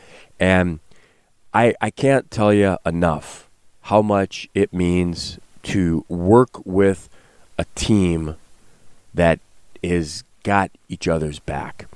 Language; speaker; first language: English; native; English